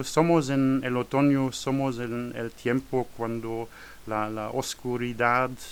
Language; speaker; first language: Spanish; non-native, learner; French